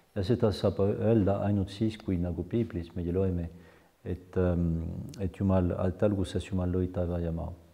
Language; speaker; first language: Estonian; non-native, fluent; French